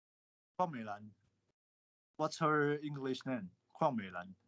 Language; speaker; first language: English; non-native, fluent; Chinese